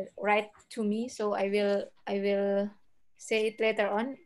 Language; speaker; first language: English; non-native, fluent; Indonesian